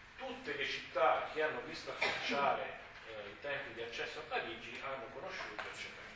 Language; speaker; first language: Italian; non-native, fluent; French